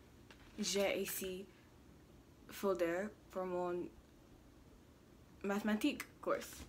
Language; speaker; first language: French; non-native, learner; English